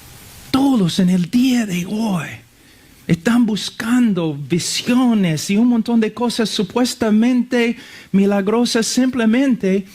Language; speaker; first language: Spanish; non-native, fluent; English